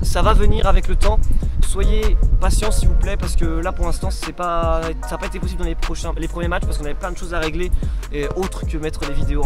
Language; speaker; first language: French; native; French